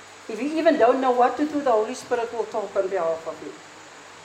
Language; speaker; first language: English; non-native, local second language; Afrikaans